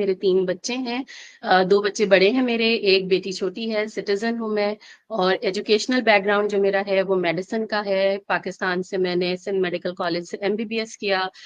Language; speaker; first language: Urdu; native; Urdu